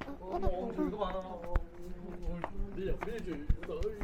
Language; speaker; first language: Cantonese; native; Cantonese